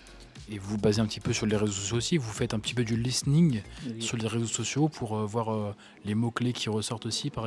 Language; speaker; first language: French; native; French